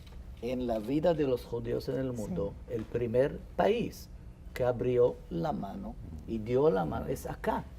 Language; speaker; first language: Spanish; non-native, fluent; Hebrew